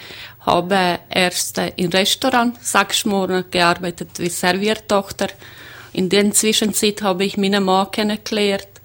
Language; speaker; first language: German; non-native, learner; Croatian